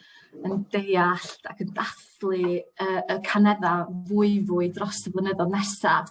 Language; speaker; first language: Welsh; native; Welsh